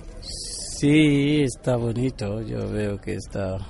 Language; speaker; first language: Spanish; non-native, learner; Wolof